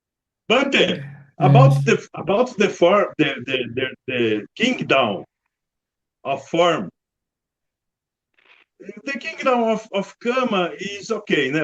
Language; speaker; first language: English; non-native, learner; Portuguese